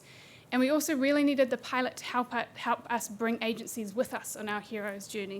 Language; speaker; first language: English; native; English